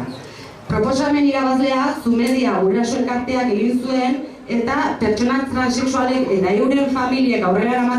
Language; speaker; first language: Basque; native; Basque